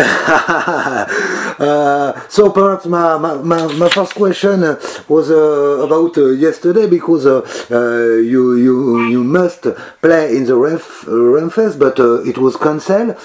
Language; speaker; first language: English; non-native, learner; French